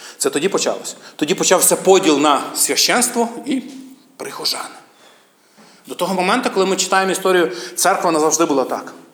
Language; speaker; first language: Ukrainian; native; Ukrainian